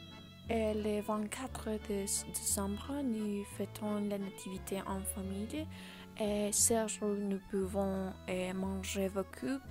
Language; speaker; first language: French; non-native, learner; Spanish